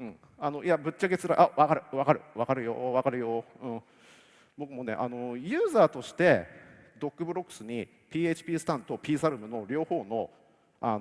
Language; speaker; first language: Japanese; native; Japanese